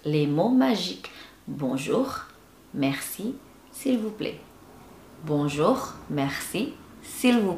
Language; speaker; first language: French; non-native, fluent; Indonesian